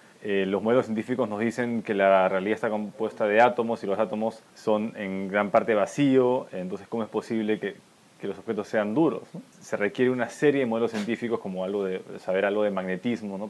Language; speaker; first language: Spanish; native; Spanish